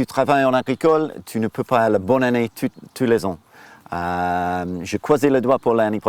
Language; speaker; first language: French; non-native, learner; English